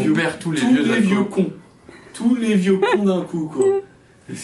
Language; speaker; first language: French; native; French